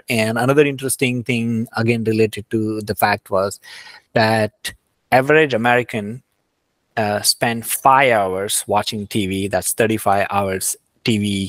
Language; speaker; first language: English; non-native, local second language; Gujarati